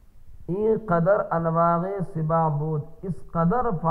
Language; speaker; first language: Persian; non-native, fluent; Urdu